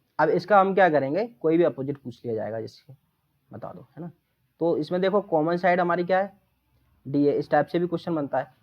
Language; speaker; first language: Hindi; native; Hindi